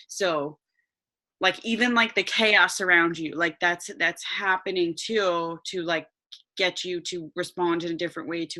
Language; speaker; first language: English; native; English